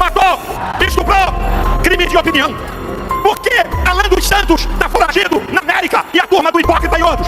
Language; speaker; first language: Portuguese; native; Portuguese